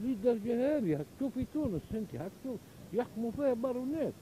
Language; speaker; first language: Arabic; native; Arabic